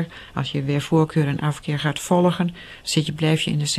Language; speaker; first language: Dutch; native; Dutch